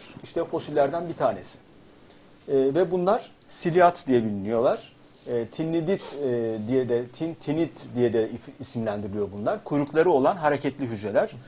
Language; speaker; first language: Turkish; native; Turkish